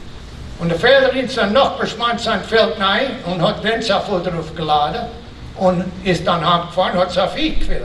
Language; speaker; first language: German; early bilingual, heritage; German